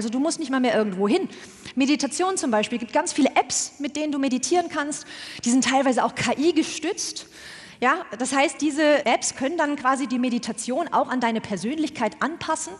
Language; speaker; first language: German; native; German